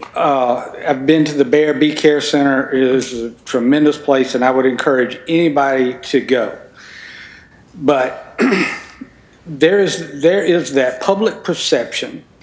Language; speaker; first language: English; native; English